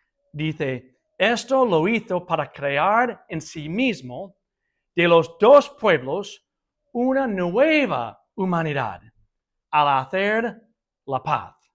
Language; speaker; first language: Spanish; non-native, fluent; English